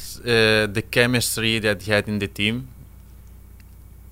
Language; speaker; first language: English; non-native, learner; Italian